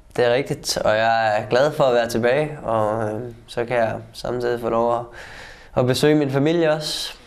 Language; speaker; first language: Danish; native; Danish